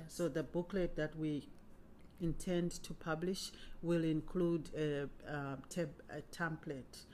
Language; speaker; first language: English; non-native, local second language; Shona